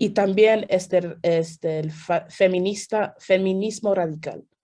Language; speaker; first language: Spanish; non-native, fluent; English